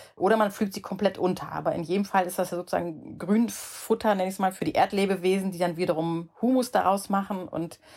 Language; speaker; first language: German; native; German